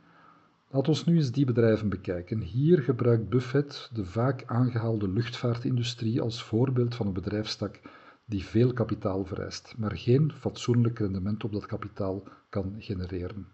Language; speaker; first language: Dutch; native; Dutch